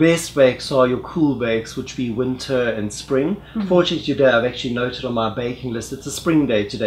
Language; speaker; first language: English; native; English